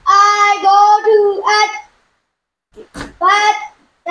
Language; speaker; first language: English; non-native, learner; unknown